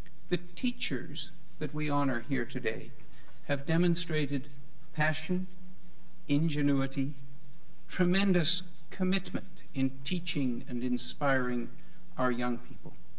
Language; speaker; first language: English; native; English